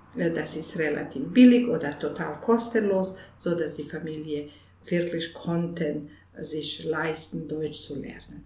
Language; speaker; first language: German; non-native, fluent; Bosnian